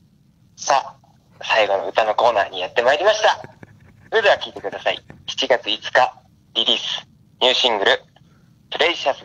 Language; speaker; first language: Japanese; native; Japanese